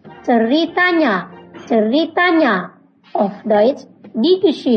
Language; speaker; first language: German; non-native, fluent; Indonesian